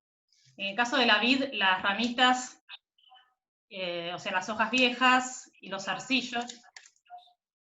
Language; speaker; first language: Spanish; native; Spanish